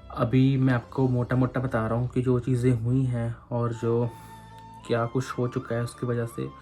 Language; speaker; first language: Hindi; non-native, local second language; Punjabi